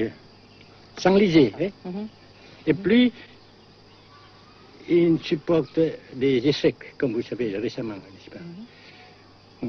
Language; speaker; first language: French; non-native, fluent; Vietnamese